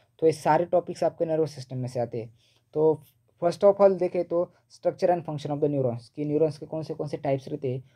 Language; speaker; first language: Hindi; non-native, local second language; Marathi